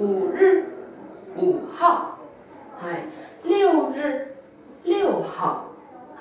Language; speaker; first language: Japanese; non-native, local second language; Chinese